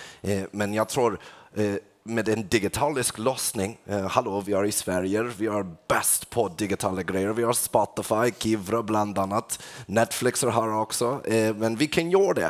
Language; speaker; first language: Swedish; non-native, fluent; English